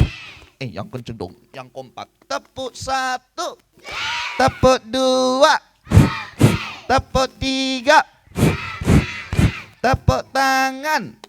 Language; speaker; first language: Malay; non-native, local second language; Javanese